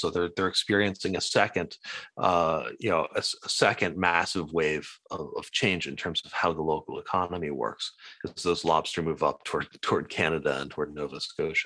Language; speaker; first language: English; native; English